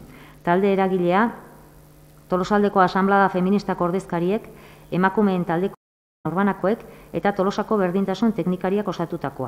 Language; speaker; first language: Basque; native; Basque